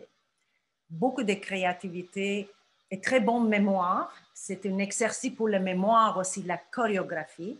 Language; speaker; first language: French; non-native, fluent; Turkish